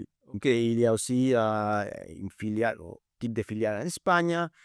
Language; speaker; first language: French; non-native, fluent; Spanish